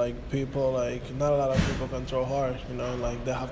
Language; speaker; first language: English; non-native, fluent; Spanish